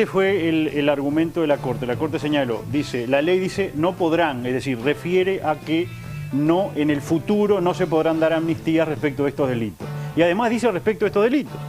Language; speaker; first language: Spanish; native; Spanish